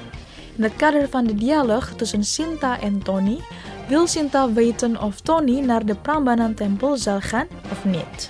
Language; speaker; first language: Dutch; non-native, fluent; Indonesian